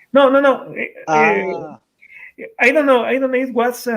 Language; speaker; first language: English; non-native, fluent; Spanish